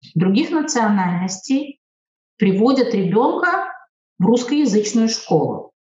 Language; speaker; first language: Russian; native; Russian